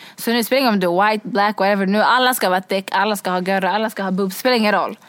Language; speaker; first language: Swedish; early bilingual, other home language; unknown